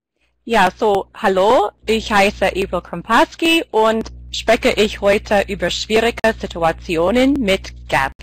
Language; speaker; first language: German; non-native, fluent; English